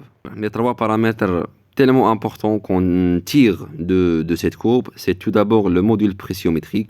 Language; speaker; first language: French; non-native, local second language; Arabic